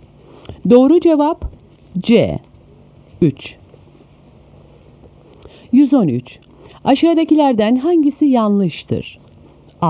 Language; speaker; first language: Turkish; native; Turkish